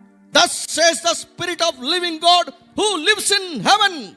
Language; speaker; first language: English; non-native, local second language; Telugu